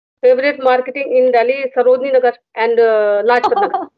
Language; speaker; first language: English; non-native, learner; Hindi